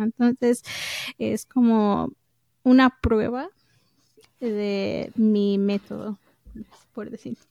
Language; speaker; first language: Spanish; early bilingual, heritage; English